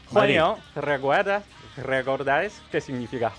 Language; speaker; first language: Spanish; non-native, learner; Chinese